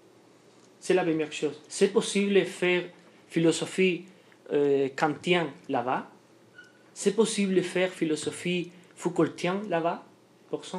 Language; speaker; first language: French; non-native, fluent; Spanish